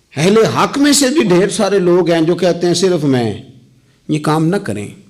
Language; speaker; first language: Urdu; non-native, local second language; Punjabi